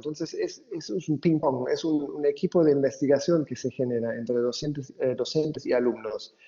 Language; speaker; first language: Spanish; non-native, fluent; German